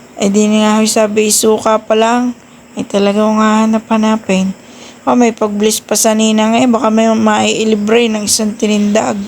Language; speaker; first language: Filipino; native; Filipino